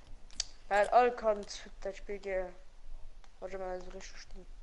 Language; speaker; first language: German; non-native, local second language; Luxembourgish